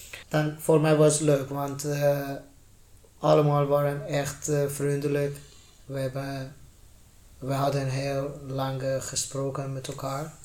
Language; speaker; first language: Dutch; non-native, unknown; Persian